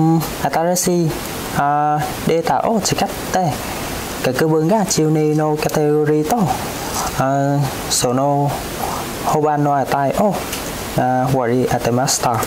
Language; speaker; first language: Japanese; non-native, fluent; Vietnamese